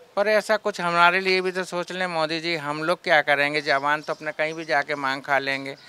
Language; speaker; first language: Hindi; native; Hindi